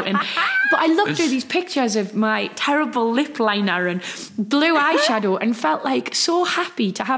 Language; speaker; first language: English; native; English